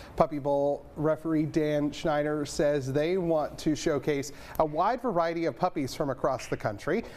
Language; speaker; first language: English; native; English